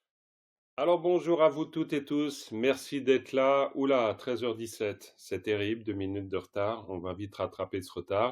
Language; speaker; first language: French; native; French